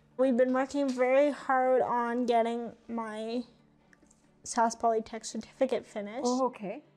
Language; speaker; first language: English; native; English